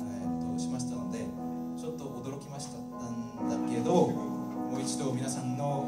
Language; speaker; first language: Japanese; non-native, fluent; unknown